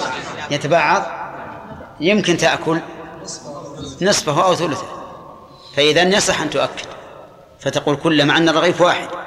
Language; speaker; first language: Arabic; native; Arabic